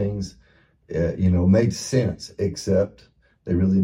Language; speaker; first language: English; native; English